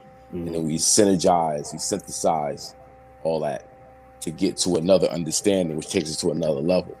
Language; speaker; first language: English; native; English